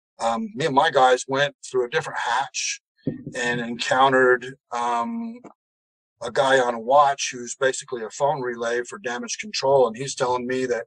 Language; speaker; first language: English; native; English